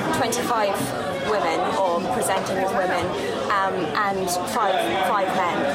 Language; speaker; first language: English; native; English